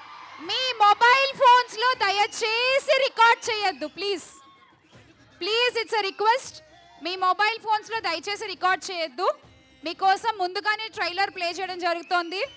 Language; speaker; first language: Telugu; native; Telugu